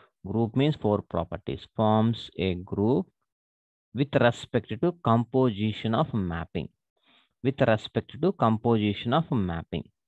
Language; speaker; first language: English; non-native, local second language; Telugu